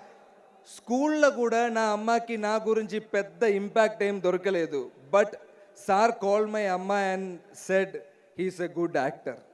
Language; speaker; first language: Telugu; non-native, learner; Malayalam